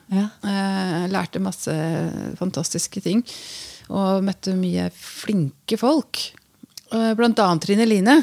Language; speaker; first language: Norwegian; native; Norwegian